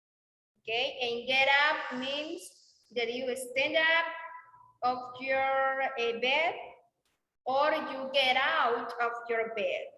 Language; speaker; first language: English; non-native, learner; Spanish